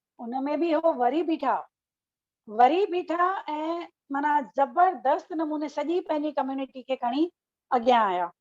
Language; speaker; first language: Sindhi; early bilingual, heritage; Sindhi